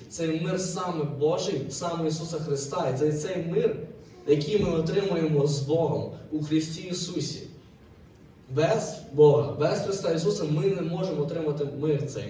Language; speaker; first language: Ukrainian; native; Ukrainian